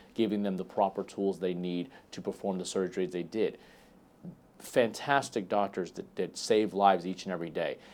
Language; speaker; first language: English; native; English